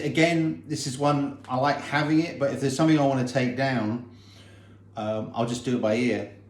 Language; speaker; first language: English; native; English